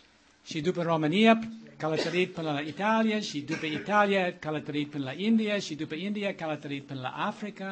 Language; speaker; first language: Romanian; non-native, learner; English